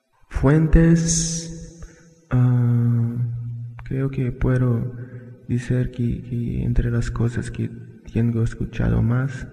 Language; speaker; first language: Spanish; non-native, fluent; Portuguese